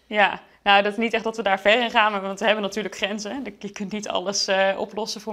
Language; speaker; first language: Dutch; native; Dutch